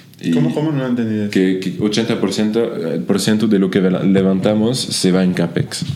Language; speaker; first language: Spanish; non-native, fluent; French